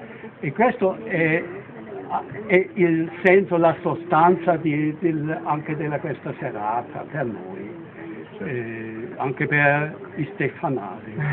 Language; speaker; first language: Italian; non-native, fluent; German